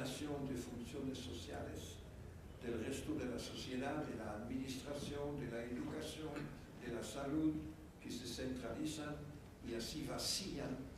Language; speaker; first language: Spanish; non-native, fluent; French